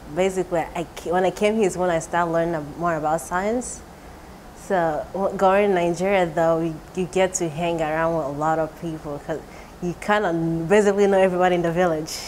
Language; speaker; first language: English; non-native, local second language; Igbo